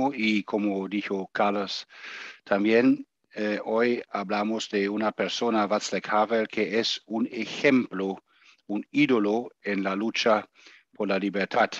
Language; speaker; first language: Spanish; non-native, fluent; German